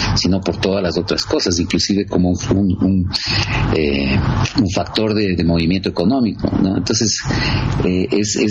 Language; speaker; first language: Spanish; native; Spanish